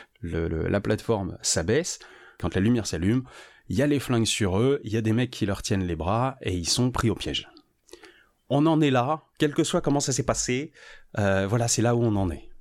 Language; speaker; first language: French; native; French